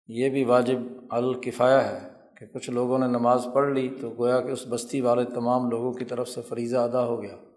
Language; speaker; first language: Urdu; non-native, local second language; Punjabi